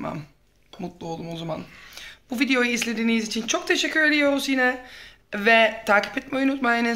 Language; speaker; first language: Turkish; non-native, learner; Dutch